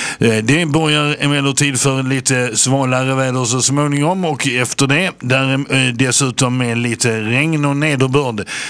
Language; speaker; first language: Swedish; native; Swedish